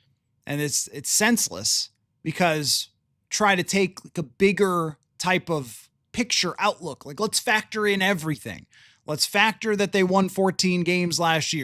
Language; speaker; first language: English; native; English